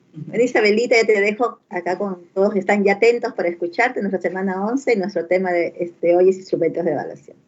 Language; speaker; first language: Spanish; native; Spanish